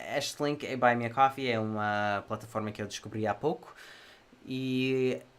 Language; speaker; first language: Portuguese; non-native, fluent; English